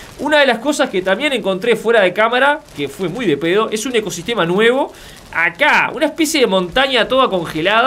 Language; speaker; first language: Spanish; native; Spanish